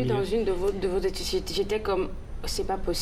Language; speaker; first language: French; native; French